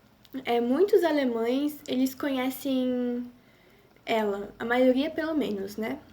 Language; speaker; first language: Portuguese; non-native, local second language; German